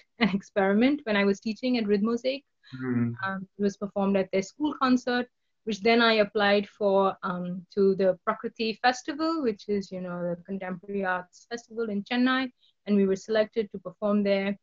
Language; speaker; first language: English; non-native, local second language; Bangla